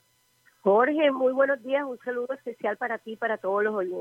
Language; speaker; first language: Spanish; native; Spanish